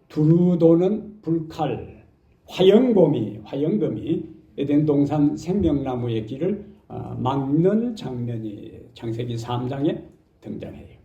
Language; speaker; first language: Korean; native; Korean